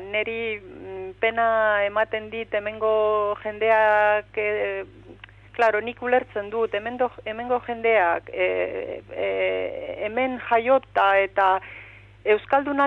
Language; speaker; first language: Basque; non-native, fluent; Romanian